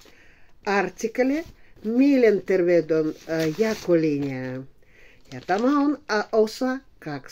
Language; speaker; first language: Finnish; non-native, fluent; Russian